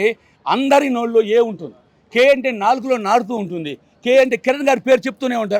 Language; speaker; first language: Telugu; native; Telugu